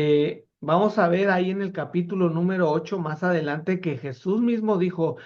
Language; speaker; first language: Spanish; native; Spanish